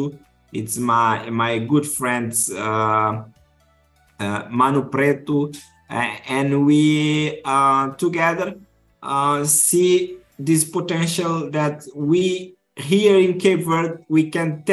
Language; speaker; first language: English; non-native, fluent; Kabuverdianu